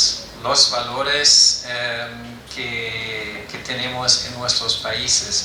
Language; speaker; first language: Spanish; non-native, fluent; German